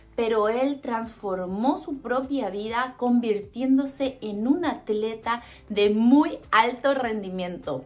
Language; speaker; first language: Spanish; native; Spanish